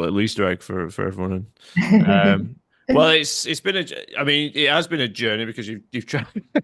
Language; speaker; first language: English; native; English